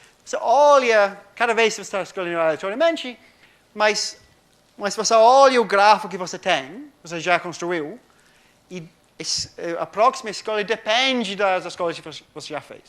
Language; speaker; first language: Portuguese; non-native, fluent; English